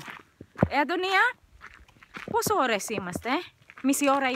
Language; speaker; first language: Greek; non-native, learner; Filipino